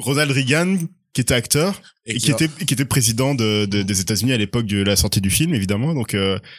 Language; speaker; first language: French; native; French